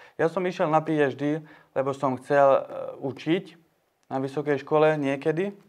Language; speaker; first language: Slovak; non-native, local second language; Hungarian